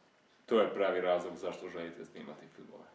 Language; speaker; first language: Bosnian; native; Bosnian